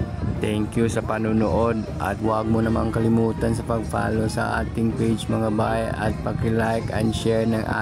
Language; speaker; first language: Filipino; non-native, local second language; Cebuano